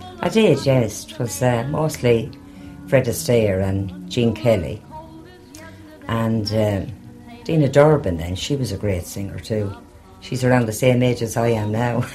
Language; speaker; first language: English; native; English